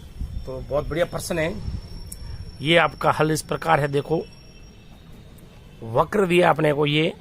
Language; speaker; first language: Hindi; native; Hindi